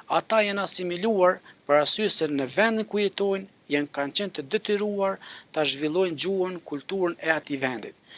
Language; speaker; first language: Albanian; native; Albanian